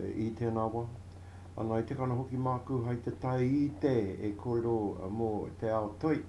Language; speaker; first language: Māori; non-native, local second language; English